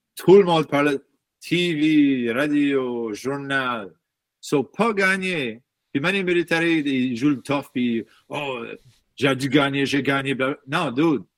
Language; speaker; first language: French; native; French